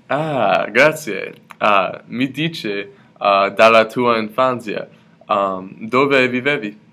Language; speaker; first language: Italian; non-native, learner; English